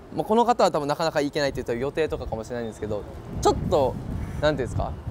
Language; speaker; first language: Japanese; native; Japanese